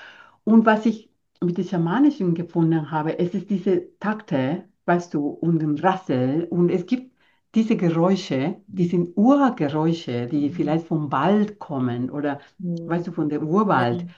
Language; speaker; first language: German; non-native, fluent; Spanish